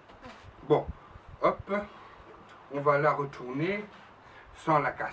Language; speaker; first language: French; native; French